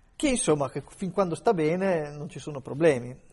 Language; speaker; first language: Italian; native; Italian